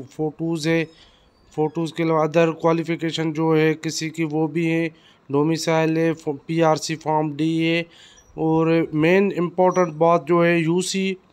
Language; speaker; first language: Urdu; non-native, local second language; Sindhi